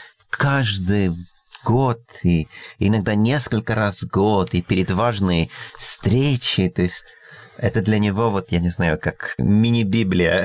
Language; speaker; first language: Russian; non-native, fluent; English